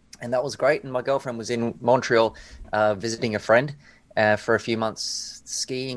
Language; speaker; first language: English; native; English